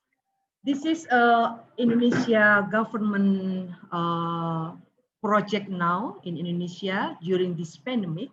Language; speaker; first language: English; non-native, learner; Indonesian